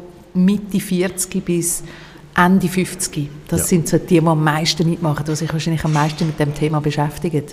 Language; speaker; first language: German; native; German